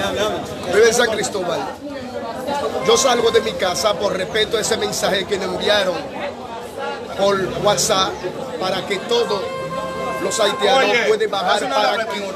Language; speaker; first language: Spanish; non-native, learner; Haitian Creole